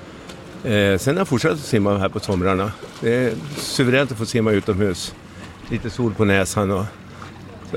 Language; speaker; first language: Swedish; native; Swedish